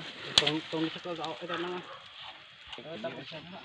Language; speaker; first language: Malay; non-native, local second language; Sundanese